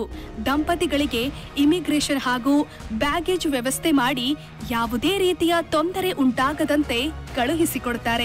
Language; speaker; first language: Kannada; native; Kannada